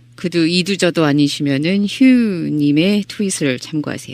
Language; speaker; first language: Korean; native; Korean